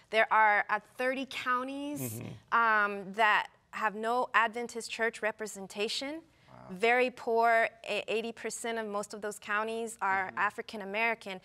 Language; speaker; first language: English; native; English